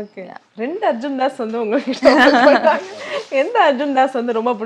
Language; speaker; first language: Tamil; native; Tamil